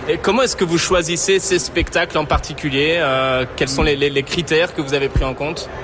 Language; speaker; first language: French; native; French